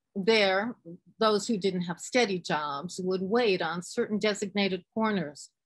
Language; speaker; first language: English; native; English